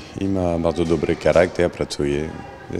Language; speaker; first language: Polish; non-native, learner; French